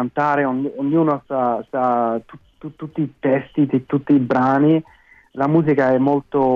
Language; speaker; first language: Italian; non-native, fluent; German